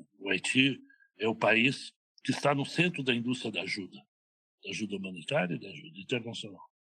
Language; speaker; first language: Portuguese; native; Portuguese